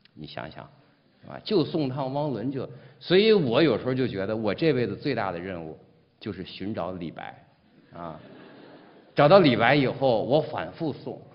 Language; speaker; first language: Chinese; native; Chinese